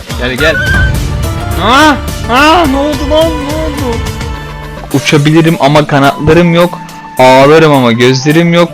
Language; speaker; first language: Turkish; native; Turkish